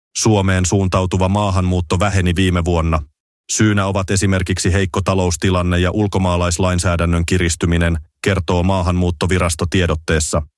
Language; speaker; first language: Finnish; native; Finnish